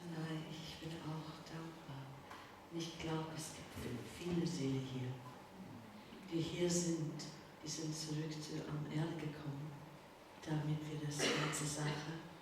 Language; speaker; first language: German; non-native, learner; English